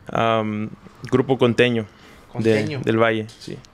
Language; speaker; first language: Spanish; native; Spanish